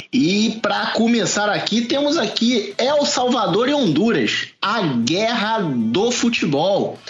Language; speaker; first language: Portuguese; native; Portuguese